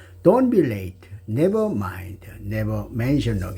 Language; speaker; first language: English; non-native, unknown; Korean